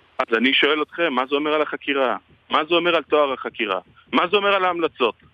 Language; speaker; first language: Hebrew; native; Hebrew